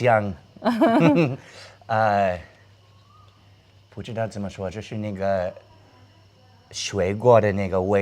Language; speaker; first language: Chinese; non-native, learner; English